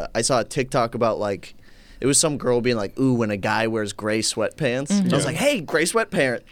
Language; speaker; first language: English; native; English